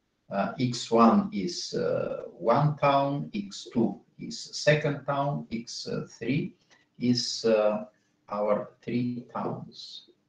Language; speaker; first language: English; non-native, fluent; Bulgarian